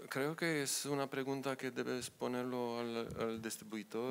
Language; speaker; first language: Spanish; non-native, learner; Romanian